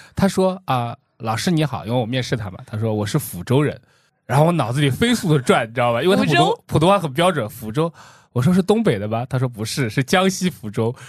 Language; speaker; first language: Chinese; non-native, local second language; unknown